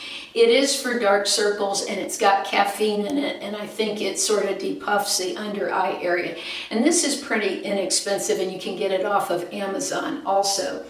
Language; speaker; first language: English; native; English